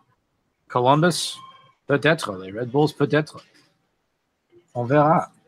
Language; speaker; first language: French; non-native, fluent; English